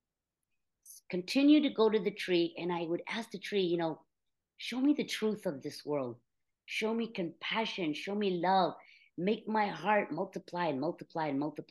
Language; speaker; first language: English; native; English